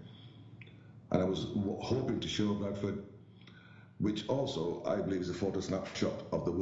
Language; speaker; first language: English; native; English